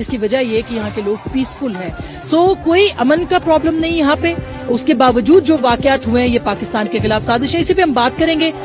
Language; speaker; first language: Urdu; native; Urdu